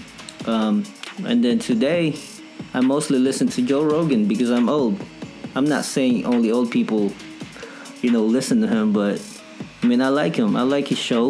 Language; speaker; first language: English; non-native, local second language; Filipino